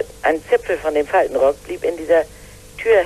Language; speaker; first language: German; native; German